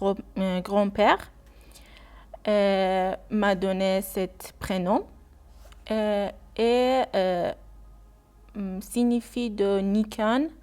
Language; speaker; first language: French; non-native, learner; Persian